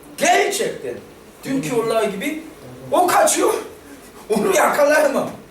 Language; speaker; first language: Turkish; non-native, fluent; Korean